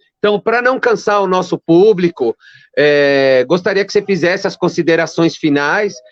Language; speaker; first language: Portuguese; early bilingual, other home language; Arabic